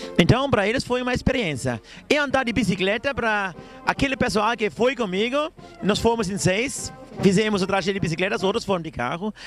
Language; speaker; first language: Portuguese; non-native, fluent; German